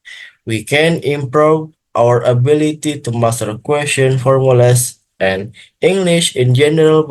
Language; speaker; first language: English; non-native, learner; Indonesian